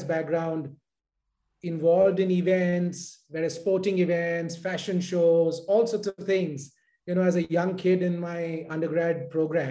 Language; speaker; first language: English; non-native, local second language; Hindi